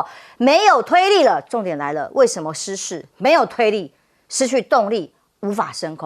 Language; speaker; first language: Chinese; native; Chinese